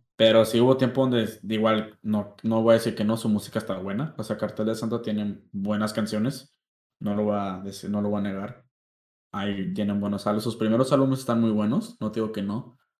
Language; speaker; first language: Spanish; native; Spanish